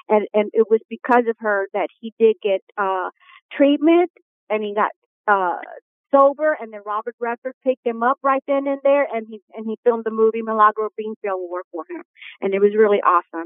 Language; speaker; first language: English; native; English